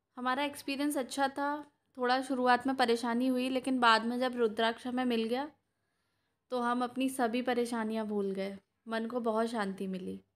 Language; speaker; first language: Hindi; native; Hindi